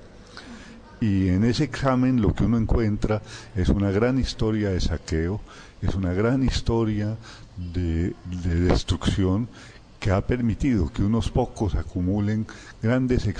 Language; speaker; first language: Spanish; native; Spanish